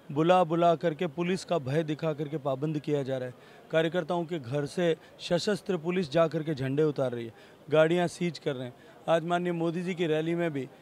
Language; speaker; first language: Hindi; native; Hindi